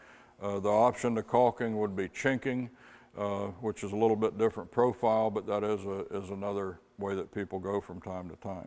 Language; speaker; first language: English; native; English